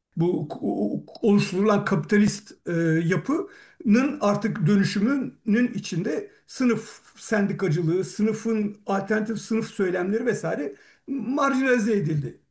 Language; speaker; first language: Turkish; native; Turkish